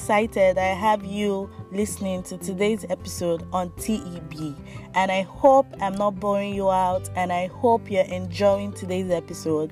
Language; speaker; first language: English; non-native, local second language; Yoruba